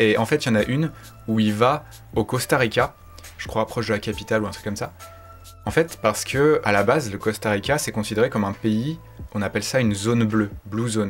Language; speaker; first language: French; native; French